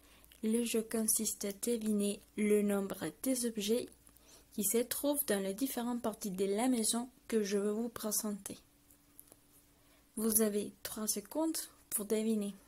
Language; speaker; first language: French; non-native, learner; Spanish